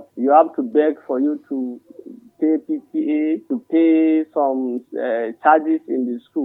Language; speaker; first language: English; non-native, local second language; Hausa